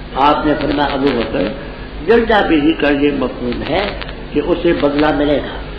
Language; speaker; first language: Urdu; non-native, local second language; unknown